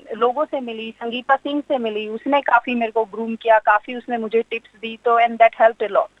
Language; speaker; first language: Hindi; native; Hindi